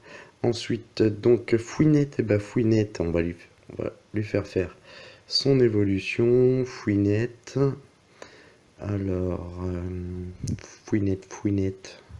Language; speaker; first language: French; native; French